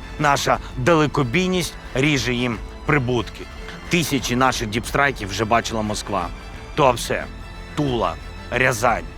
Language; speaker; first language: Ukrainian; non-native, local second language; Russian